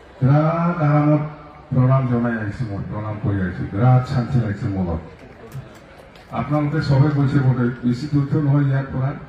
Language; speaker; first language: Assamese; non-native, local second language; Bodo